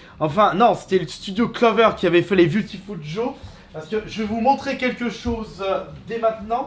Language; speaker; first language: French; native; French